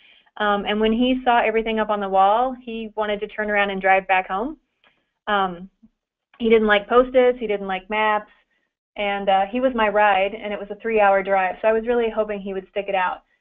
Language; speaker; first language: English; native; English